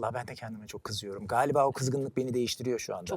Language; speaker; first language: Turkish; native; Turkish